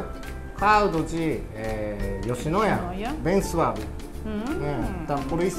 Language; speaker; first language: Portuguese; non-native, learner; Japanese